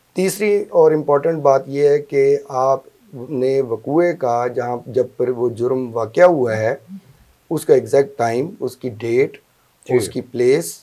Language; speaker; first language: Urdu; non-native, local second language; Punjabi